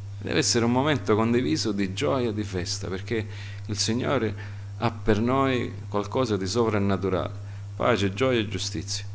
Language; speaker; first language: Italian; early bilingual, heritage; Italian